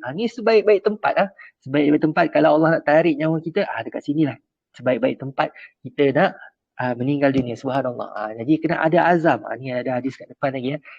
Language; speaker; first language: Malay; native; Malay